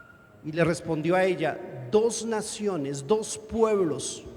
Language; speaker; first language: Spanish; native; Spanish